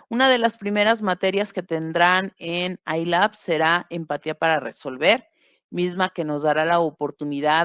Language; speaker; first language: Spanish; native; Spanish